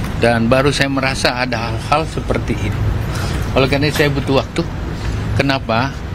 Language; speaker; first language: Indonesian; native; Indonesian